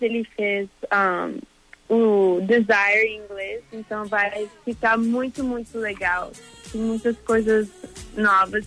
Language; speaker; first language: Portuguese; early bilingual, heritage; Portuguese